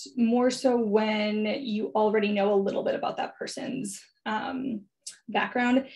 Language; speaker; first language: English; native; English